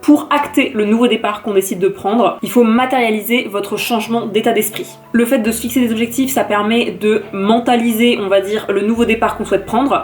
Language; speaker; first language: French; native; French